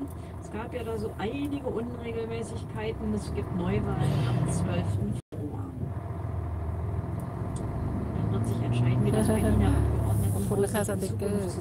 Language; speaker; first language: German; native; German